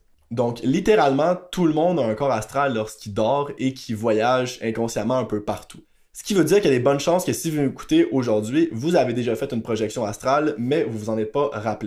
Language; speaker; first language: French; native; French